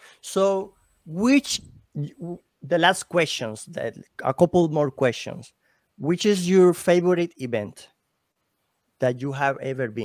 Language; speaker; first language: English; non-native, learner; Spanish